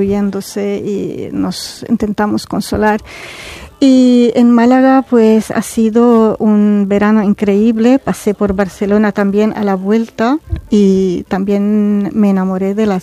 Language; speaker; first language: Spanish; non-native, fluent; Arabic